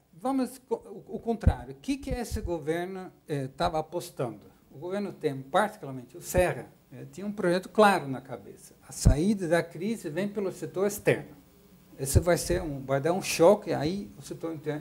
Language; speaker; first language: Portuguese; non-native, fluent; Dutch